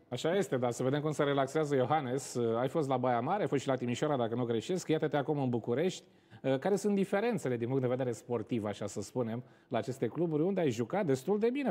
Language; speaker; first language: Romanian; native; Romanian